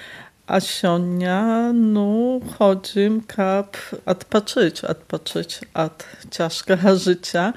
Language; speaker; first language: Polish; non-native, local second language; Belarusian